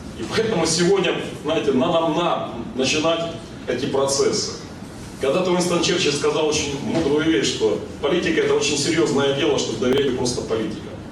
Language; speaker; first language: Russian; non-native, local second language; Ukrainian